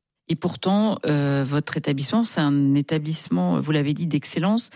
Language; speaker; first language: French; native; French